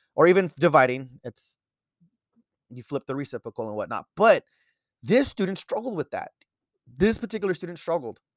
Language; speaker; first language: English; native; English